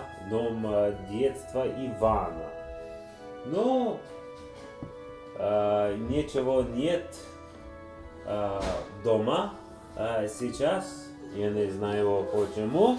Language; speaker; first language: Russian; non-native, learner; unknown